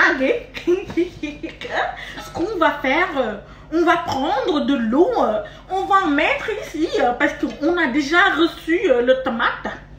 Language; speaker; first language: French; non-native, local second language; Wolof